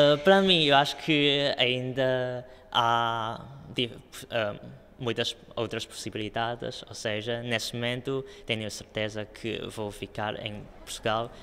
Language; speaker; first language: Portuguese; non-native, local second language; Chinese